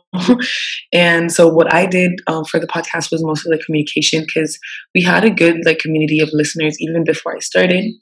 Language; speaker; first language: English; non-native, fluent; French